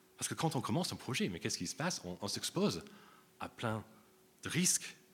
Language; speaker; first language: French; non-native, fluent; English